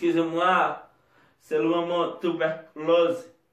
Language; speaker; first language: French; non-native, learner; Portuguese